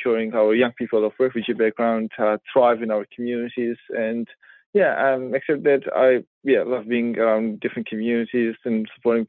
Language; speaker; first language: English; non-native, local second language; Persian